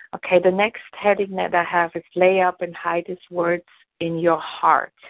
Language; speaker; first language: English; non-native, fluent; German